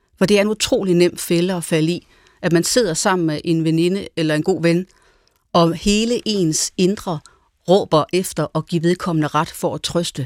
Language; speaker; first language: Danish; native; Danish